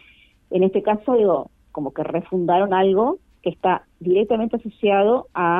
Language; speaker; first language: Spanish; native; Spanish